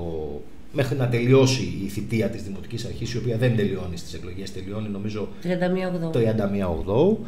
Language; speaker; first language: Greek; native; Greek